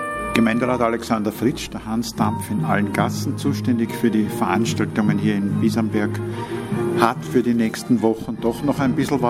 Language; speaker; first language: German; native; German